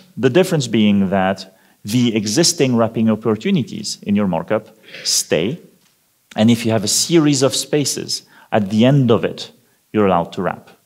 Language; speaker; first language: English; non-native, fluent; French